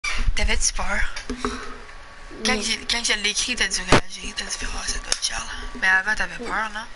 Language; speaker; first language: French; native; French